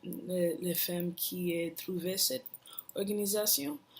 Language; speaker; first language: French; non-native, learner; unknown